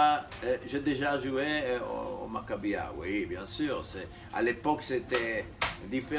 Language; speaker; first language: French; non-native, fluent; Hebrew